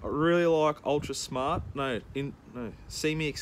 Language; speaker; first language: English; native; English